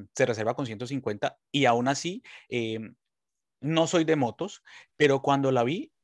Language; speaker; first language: Spanish; native; Spanish